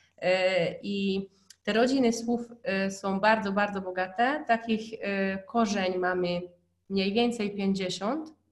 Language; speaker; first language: Polish; non-native, fluent; Hungarian